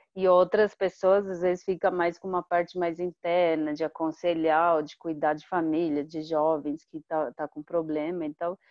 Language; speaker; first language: Portuguese; non-native, local second language; Guarani